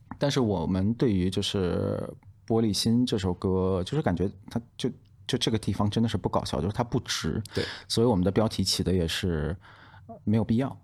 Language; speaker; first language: Chinese; native; Chinese